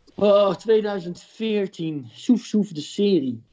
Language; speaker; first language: Dutch; early bilingual, other home language; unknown